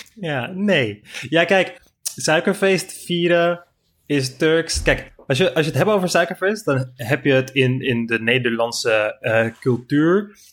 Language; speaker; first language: Dutch; non-native, fluent; Turkish